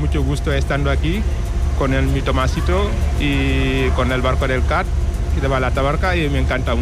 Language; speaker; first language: Spanish; non-native, learner; Wolof